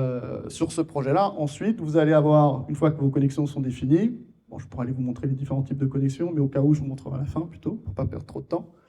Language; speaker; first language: French; native; French